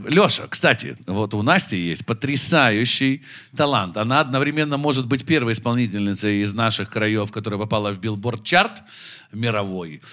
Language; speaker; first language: Russian; native; Russian